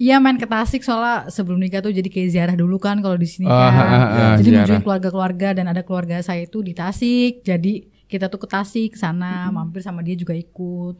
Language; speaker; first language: Indonesian; native; Indonesian